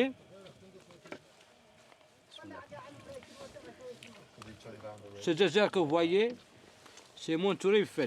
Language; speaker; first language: French; non-native, local second language; Arabic